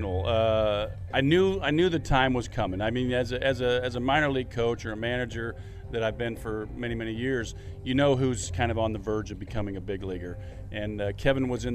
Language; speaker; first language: English; native; English